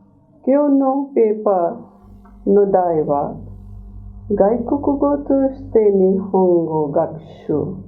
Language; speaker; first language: Japanese; non-native, fluent; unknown